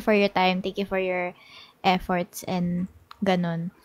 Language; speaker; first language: English; non-native, local second language; Filipino